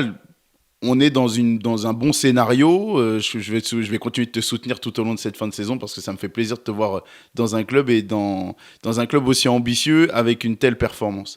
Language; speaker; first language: French; native; French